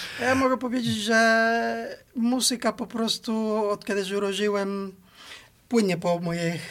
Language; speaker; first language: Polish; non-native, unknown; Spanish